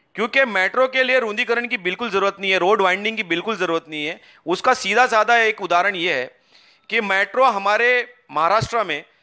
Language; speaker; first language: Hindi; non-native, local second language; Urdu